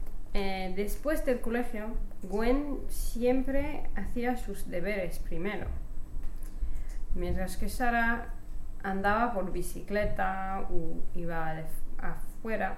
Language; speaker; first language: Spanish; non-native, learner; English